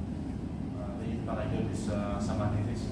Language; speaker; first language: Greek; early bilingual, other home language; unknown